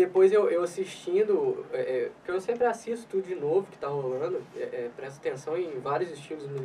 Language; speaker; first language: Portuguese; native; Portuguese